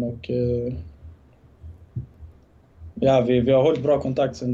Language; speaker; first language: Swedish; early bilingual, other home language; Bosnian